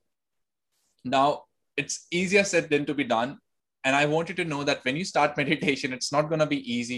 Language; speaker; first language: English; non-native, local second language; Hindi